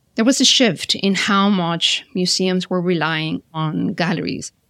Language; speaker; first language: English; non-native, fluent; Spanish